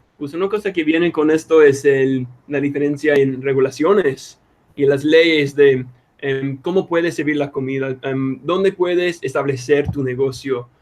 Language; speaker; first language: Spanish; non-native, fluent; English